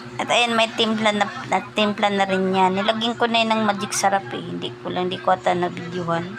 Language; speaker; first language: Filipino; non-native, local second language; Cebuano